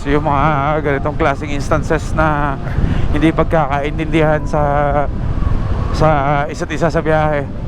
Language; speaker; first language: Filipino; native; Filipino